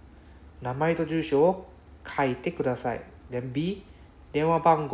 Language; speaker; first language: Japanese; non-native, fluent; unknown